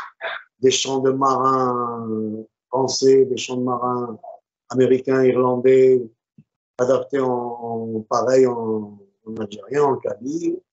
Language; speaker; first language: French; non-native, local second language; Arabic